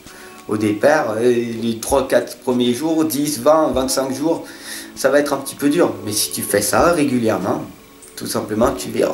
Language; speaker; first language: French; native; French